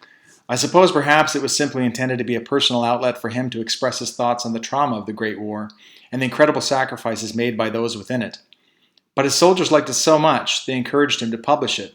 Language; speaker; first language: English; native; English